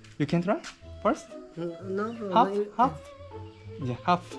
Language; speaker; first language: English; non-native, learner; Korean